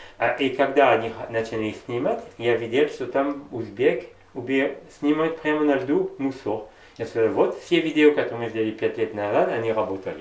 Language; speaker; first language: Russian; non-native, learner; French